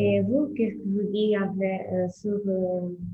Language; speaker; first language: French; non-native, learner; Portuguese